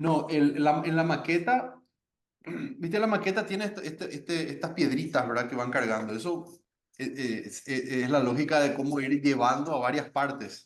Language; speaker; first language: Spanish; native; Spanish